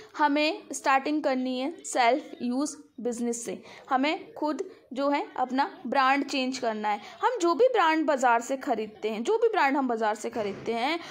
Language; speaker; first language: Hindi; non-native, local second language; Punjabi